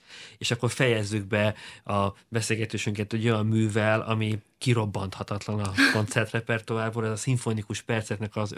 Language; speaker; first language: Hungarian; native; Hungarian